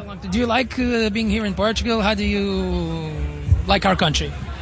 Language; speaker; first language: English; non-native, fluent; Portuguese